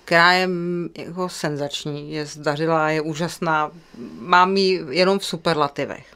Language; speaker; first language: Czech; native; Czech